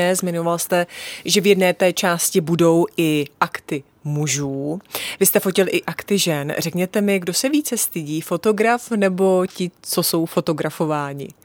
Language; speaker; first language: Czech; native; Czech